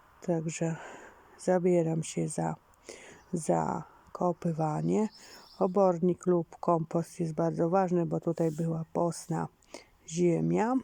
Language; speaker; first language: Polish; native; Polish